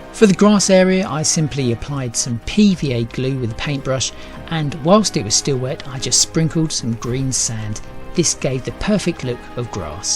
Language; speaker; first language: English; native; English